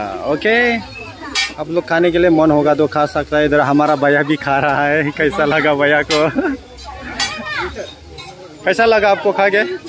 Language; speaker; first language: Hindi; non-native, local second language; Bodo